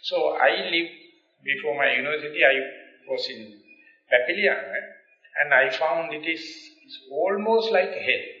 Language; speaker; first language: English; non-native, local second language; Sinhala